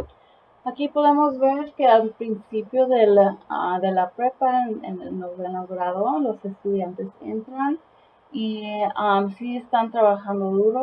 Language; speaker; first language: Spanish; early bilingual, heritage; Spanish